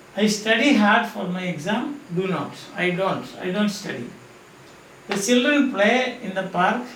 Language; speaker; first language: English; non-native, local second language; Malayalam